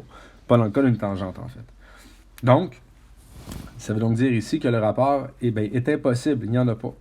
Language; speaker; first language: French; native; French